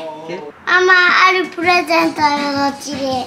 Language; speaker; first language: Indonesian; non-native, learner; Japanese